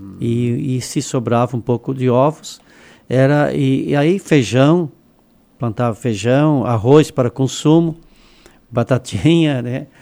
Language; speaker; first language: Portuguese; non-native, local second language; German